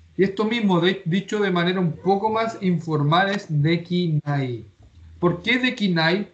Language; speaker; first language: Spanish; native; Spanish